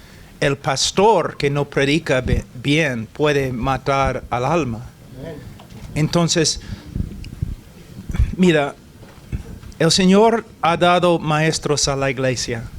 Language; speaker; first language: Spanish; non-native, fluent; English